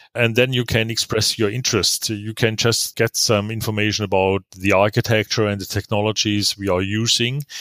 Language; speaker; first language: English; non-native, fluent; German